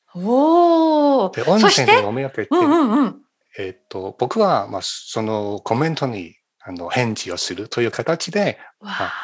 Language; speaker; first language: Japanese; non-native, fluent; Chinese